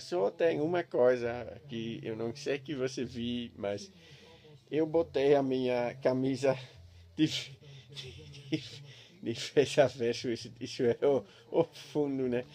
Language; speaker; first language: Portuguese; non-native, learner; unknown